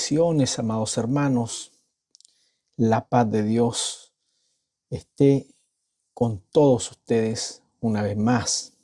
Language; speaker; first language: Spanish; native; Spanish